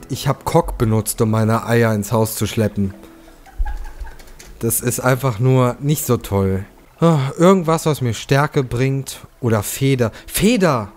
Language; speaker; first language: German; native; German